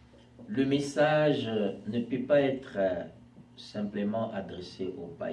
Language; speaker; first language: French; non-native, local second language; Lingala